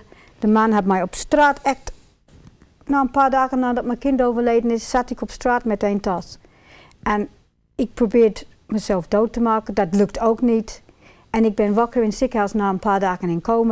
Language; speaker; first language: Dutch; non-native, fluent; English